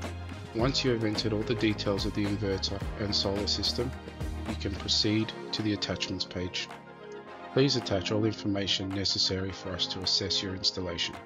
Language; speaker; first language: English; native; English